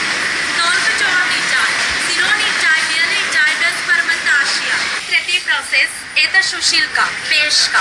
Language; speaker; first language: Russian; non-native, learner; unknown